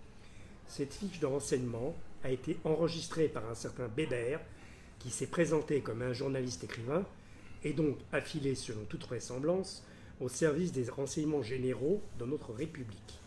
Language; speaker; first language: French; native; French